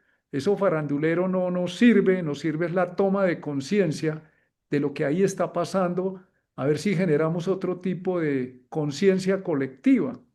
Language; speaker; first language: Spanish; native; Spanish